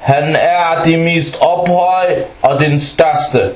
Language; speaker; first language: Danish; non-native, fluent; Arabic